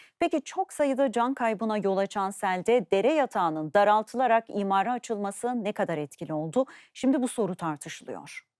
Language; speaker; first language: Turkish; native; Turkish